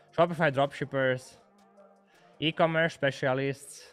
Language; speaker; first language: English; non-native, fluent; Latvian